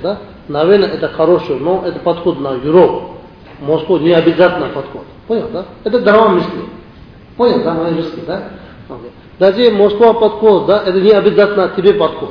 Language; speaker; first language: Russian; non-native, learner; Tibetan